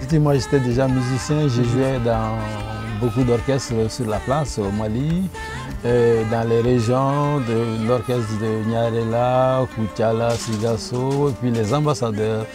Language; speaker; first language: French; non-native, local second language; Bambara